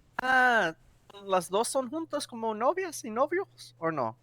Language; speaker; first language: Spanish; non-native, learner; English